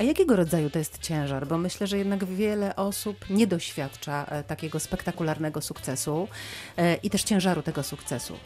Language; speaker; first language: Polish; native; Polish